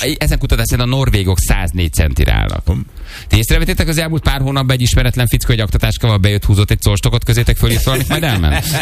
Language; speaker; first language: Hungarian; native; Hungarian